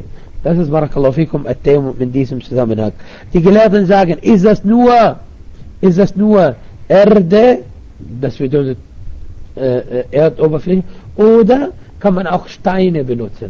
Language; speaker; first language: German; non-native, fluent; Arabic